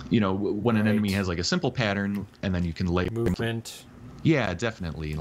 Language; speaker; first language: English; native; English